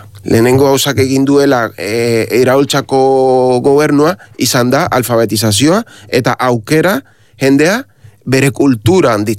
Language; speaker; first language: Basque; non-native, learner; Spanish